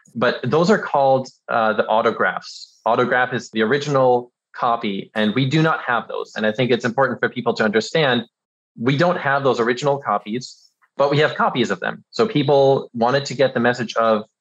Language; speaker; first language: English; early bilingual, other home language; German